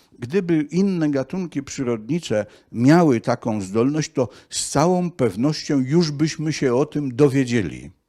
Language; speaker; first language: Polish; native; Polish